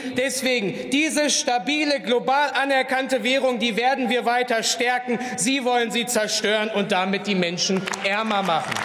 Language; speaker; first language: German; native; German